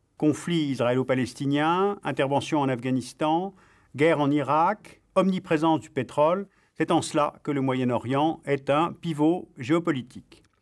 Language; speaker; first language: French; native; French